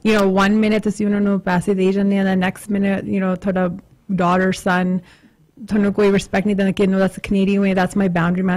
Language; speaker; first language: English; early bilingual, other home language; Punjabi